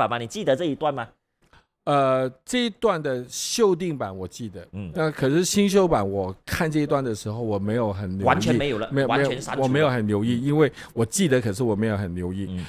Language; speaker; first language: Chinese; non-native, local second language; Cantonese